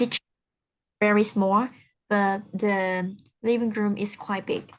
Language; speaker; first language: English; non-native, learner; Vietnamese